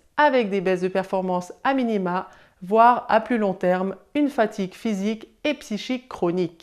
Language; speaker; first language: French; native; French